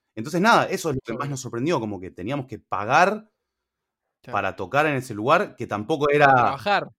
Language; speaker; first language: Spanish; early bilingual, other home language; English